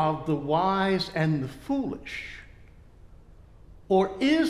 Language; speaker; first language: English; native; English